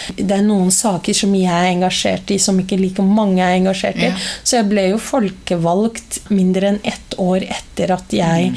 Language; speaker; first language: Norwegian; early bilingual, other home language; Somali